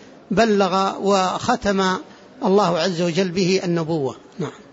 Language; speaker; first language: Arabic; native; Arabic